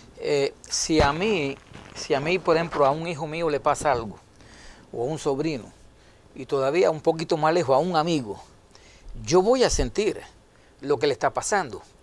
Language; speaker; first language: Spanish; native; Spanish